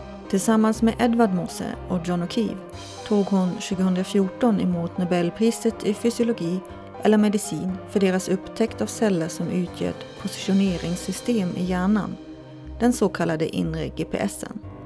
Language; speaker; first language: Swedish; native; Swedish